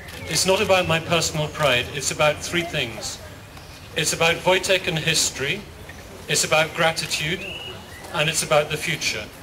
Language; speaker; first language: English; native; English